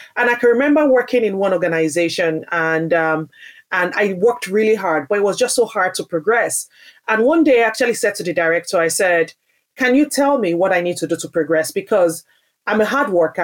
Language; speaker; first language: English; non-native, local second language; Yoruba